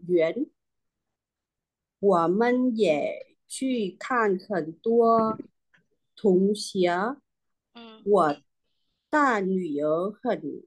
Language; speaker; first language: Chinese; non-native, learner; Vietnamese